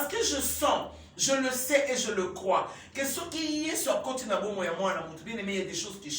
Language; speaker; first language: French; non-native, local second language; Lingala